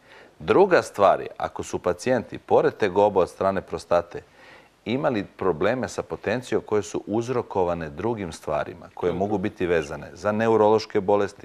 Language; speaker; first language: Croatian; native; Croatian